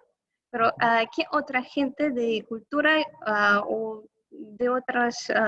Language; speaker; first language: Spanish; non-native, fluent; Russian